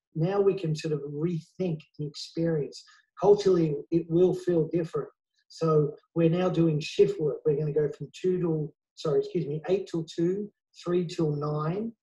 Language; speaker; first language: English; native; English